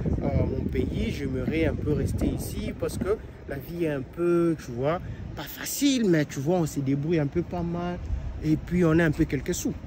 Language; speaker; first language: French; non-native, local second language; Lingala